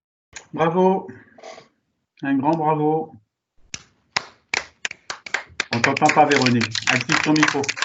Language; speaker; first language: French; native; French